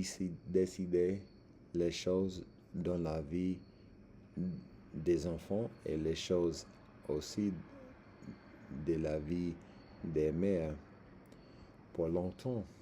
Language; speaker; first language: French; non-native, learner; English